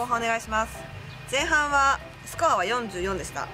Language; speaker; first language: Japanese; native; Japanese